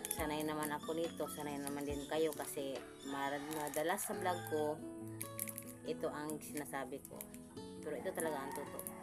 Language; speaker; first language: Filipino; non-native, local second language; Cebuano